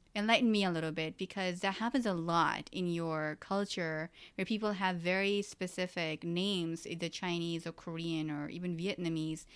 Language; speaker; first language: English; early bilingual, other home language; Urdu